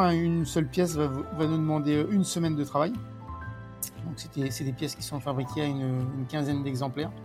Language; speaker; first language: French; native; French